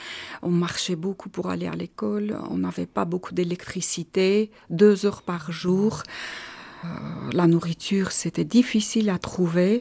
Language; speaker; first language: French; non-native, fluent; Armenian